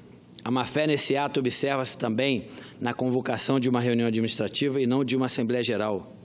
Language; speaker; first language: Portuguese; native; Portuguese